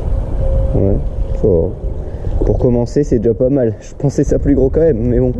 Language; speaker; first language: French; native; French